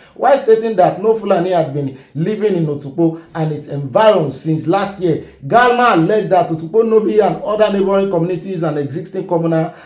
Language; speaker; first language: English; non-native, local second language; Yoruba